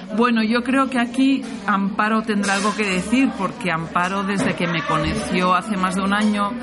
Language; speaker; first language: Spanish; native; Spanish